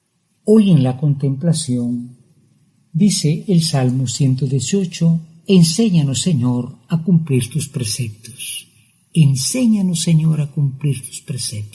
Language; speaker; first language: Spanish; native; Spanish